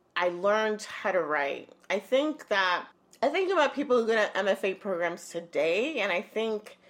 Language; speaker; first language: English; native; English